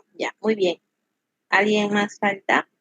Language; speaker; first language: Spanish; native; Spanish